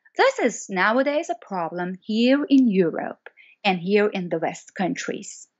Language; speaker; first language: English; non-native, fluent; Persian